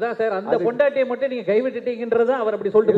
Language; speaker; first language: Tamil; native; Tamil